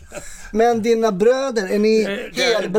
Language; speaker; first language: Swedish; native; Swedish